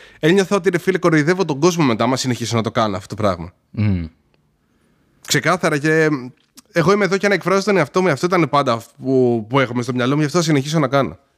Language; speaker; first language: Greek; early bilingual, heritage; Greek